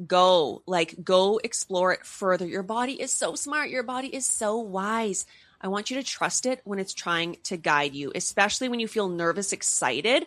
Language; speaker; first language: English; native; English